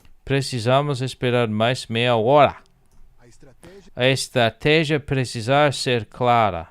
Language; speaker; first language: Portuguese; non-native, learner; English